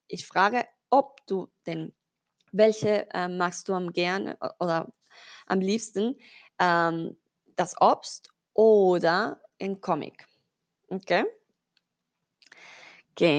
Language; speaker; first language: German; non-native, learner; Spanish